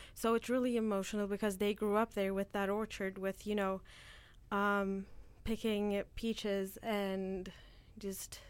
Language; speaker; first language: English; non-native, fluent; Turkish